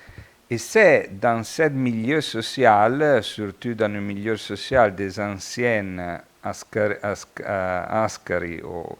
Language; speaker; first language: French; non-native, fluent; Italian